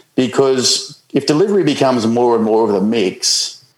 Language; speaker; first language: English; native; English